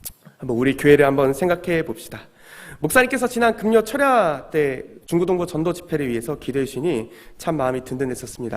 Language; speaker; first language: Korean; native; Korean